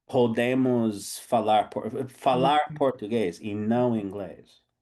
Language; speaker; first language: Portuguese; non-native, fluent; English